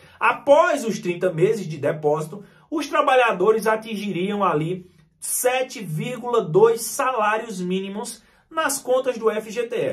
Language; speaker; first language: Portuguese; native; Portuguese